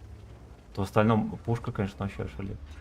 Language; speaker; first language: Russian; native; Russian